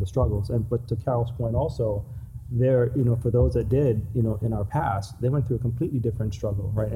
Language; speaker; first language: English; native; English